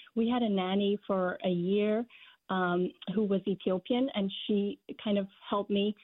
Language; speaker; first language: English; non-native, fluent; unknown